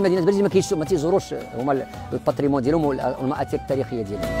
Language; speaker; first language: Arabic; native; Arabic